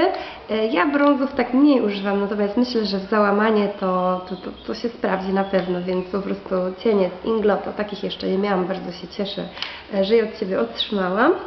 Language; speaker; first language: Polish; native; Polish